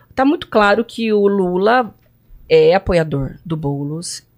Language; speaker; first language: Portuguese; native; Portuguese